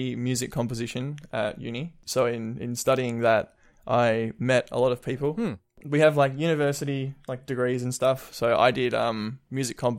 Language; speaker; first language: English; native; English